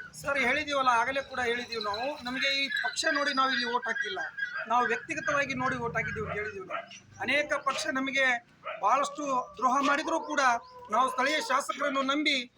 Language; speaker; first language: Kannada; non-native, local second language; Lambadi